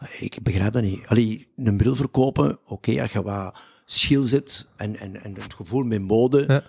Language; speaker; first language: Dutch; native; Dutch